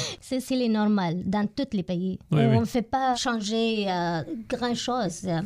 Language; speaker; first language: French; non-native, learner; Arabic